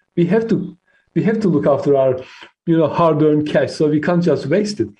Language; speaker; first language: English; non-native, fluent; Turkish